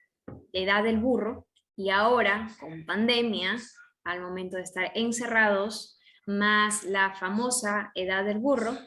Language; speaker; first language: Spanish; native; Spanish